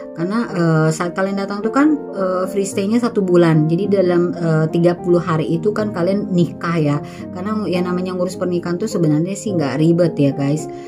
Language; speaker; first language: Indonesian; native; Indonesian